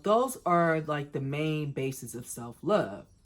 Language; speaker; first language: English; native; English